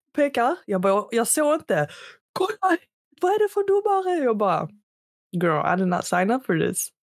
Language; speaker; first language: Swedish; early bilingual, other home language; Arabic